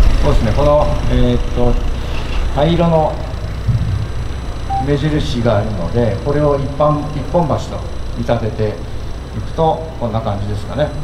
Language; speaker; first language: Japanese; native; Japanese